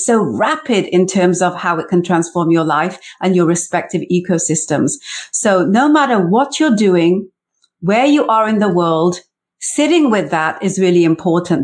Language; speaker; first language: English; native; English